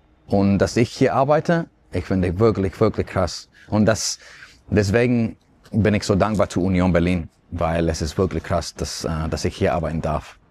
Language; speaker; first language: German; non-native, fluent; Spanish